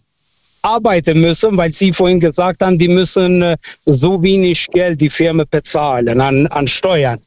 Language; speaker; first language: German; non-native, fluent; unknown